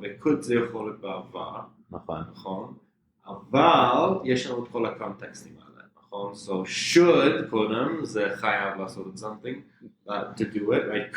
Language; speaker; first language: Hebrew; non-native, fluent; English